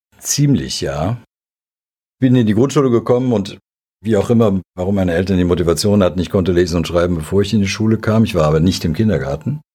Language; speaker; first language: German; early bilingual, other home language; Serbian